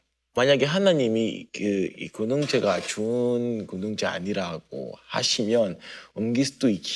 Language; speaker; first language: Korean; non-native, fluent; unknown